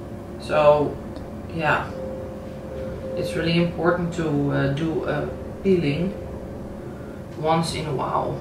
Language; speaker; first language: English; non-native, fluent; Dutch